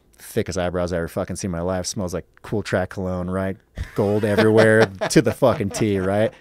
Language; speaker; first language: English; native; English